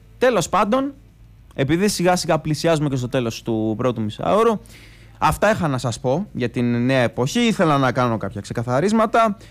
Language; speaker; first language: Greek; native; Greek